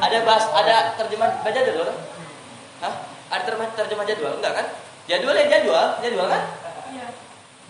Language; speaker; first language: Indonesian; native; Indonesian